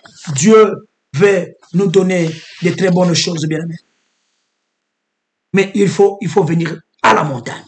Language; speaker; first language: French; non-native, local second language; Lingala